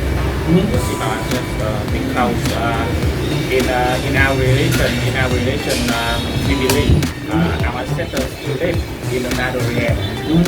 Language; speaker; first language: English; non-native, fluent; Vietnamese